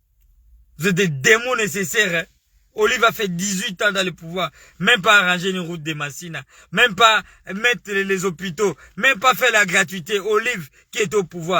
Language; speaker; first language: French; non-native, local second language; Lingala